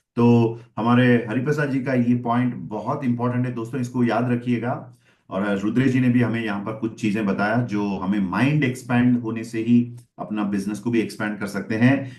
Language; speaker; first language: Hindi; native; Hindi